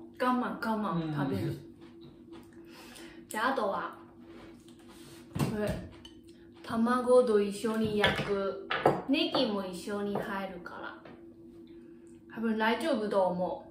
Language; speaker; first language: Japanese; non-native, learner; Chinese